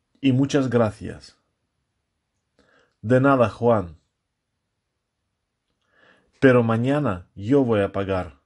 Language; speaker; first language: Spanish; non-native, fluent; Russian